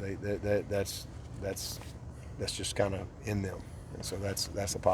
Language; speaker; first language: English; native; English